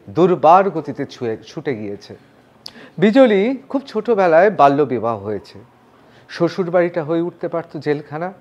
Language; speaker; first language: Bangla; native; Bangla